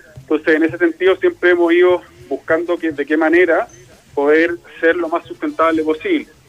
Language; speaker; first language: Spanish; native; Spanish